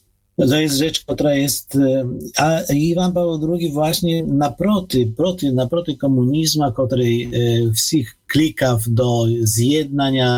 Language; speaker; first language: Polish; non-native, fluent; Ukrainian